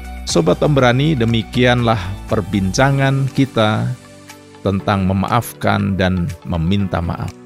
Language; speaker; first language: Indonesian; native; Indonesian